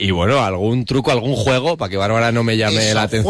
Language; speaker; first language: Spanish; native; Spanish